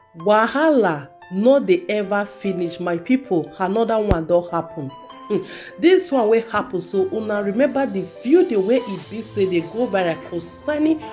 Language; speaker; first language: Nigerian Pidgin; native; Nigerian Pidgin